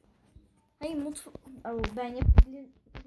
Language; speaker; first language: Turkish; native; Turkish